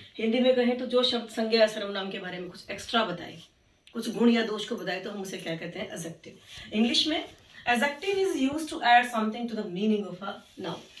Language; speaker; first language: Hindi; native; Hindi